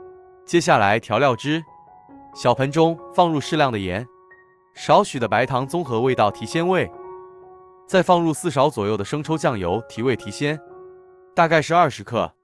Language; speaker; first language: Chinese; native; Chinese